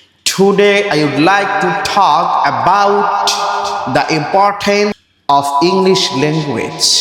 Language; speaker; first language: English; non-native, learner; Bangla